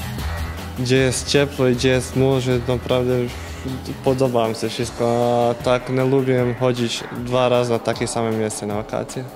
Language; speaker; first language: Polish; non-native, learner; Bosnian